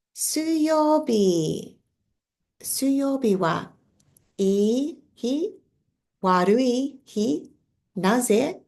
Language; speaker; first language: Japanese; non-native, fluent; English